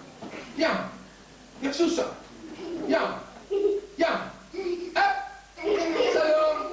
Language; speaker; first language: Hebrew; native; Hebrew